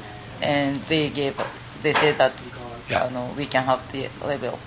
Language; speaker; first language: English; non-native, fluent; Japanese